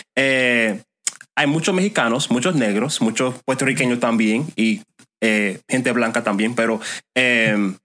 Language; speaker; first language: Spanish; non-native, fluent; English